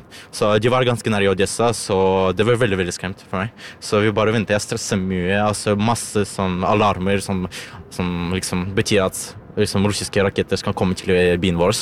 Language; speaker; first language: Norwegian; non-native, learner; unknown